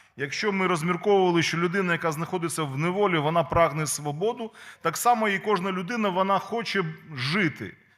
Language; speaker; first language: Ukrainian; non-native, local second language; Russian